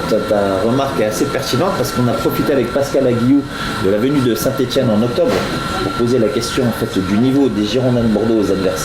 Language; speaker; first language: French; native; French